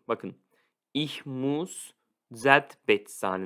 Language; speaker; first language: German; non-native, fluent; Turkish